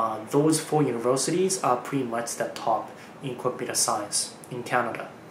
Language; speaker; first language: English; non-native, fluent; Japanese